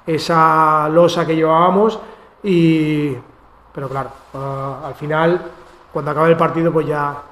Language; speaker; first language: Spanish; non-native, local second language; Catalan